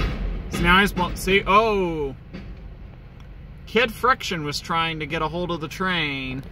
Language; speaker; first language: English; native; English